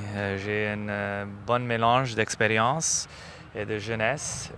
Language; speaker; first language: French; non-native, local second language; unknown